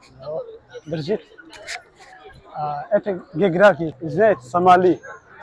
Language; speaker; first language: Russian; non-native, learner; Somali